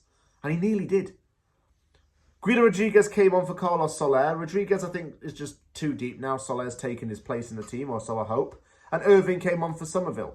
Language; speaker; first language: English; native; English